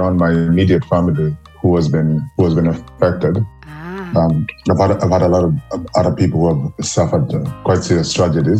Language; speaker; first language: English; non-native, local second language; Luo (Kenya and Tanzania)